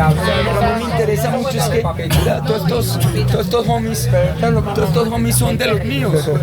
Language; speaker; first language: Spanish; native; Spanish